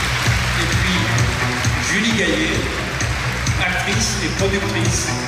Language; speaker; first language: French; native; French